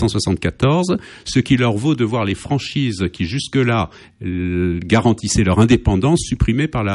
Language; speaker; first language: French; native; French